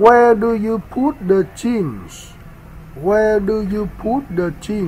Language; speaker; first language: English; non-native, learner; Vietnamese